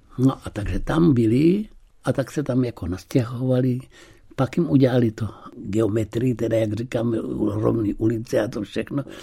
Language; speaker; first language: Czech; early bilingual, heritage; Czech